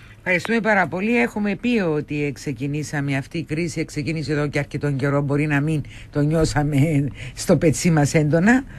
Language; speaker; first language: Greek; native; Greek